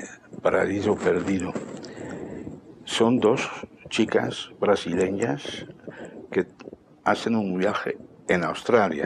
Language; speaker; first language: Spanish; non-native, fluent; Dutch